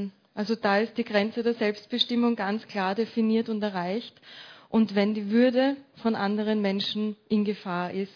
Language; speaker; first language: German; native; German